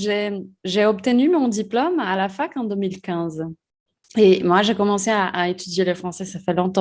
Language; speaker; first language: French; non-native, fluent; Portuguese